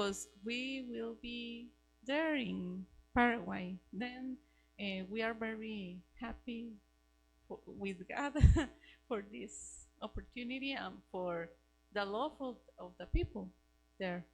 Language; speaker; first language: English; non-native, learner; Spanish